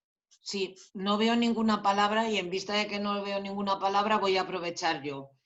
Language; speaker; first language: Spanish; native; Spanish